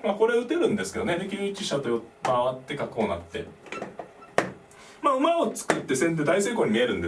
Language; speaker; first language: Japanese; native; Japanese